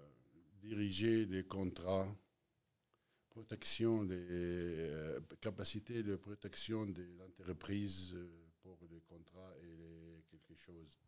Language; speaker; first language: French; non-native, learner; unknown